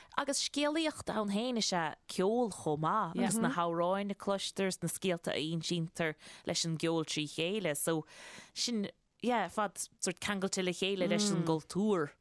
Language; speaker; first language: Irish; native; Irish